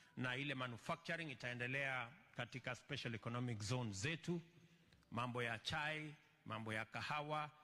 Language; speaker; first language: Swahili; non-native, local second language; Kalenjin